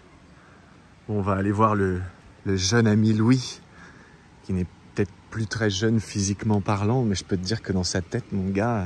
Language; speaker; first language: French; native; French